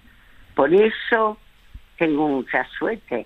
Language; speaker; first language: Spanish; early bilingual, other home language; French